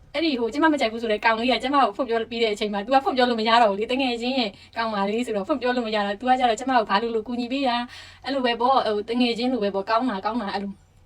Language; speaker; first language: Burmese; native; Burmese